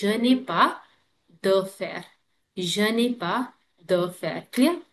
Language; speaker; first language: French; non-native, learner; Hindi